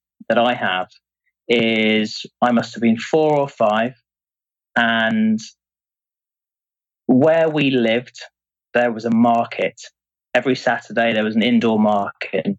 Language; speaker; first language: English; native; English